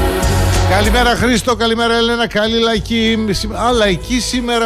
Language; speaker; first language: Greek; native; Greek